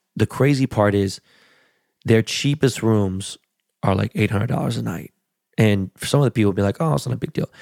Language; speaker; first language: English; native; English